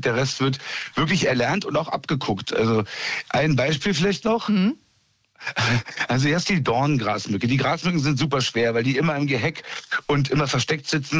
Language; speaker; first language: German; native; German